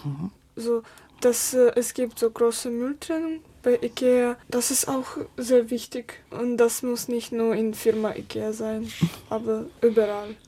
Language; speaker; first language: German; non-native, learner; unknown